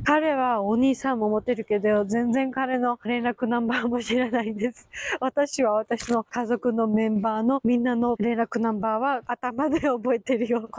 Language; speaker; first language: Japanese; non-native, learner; Georgian